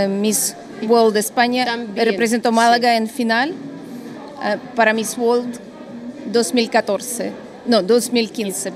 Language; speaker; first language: Spanish; non-native, fluent; Russian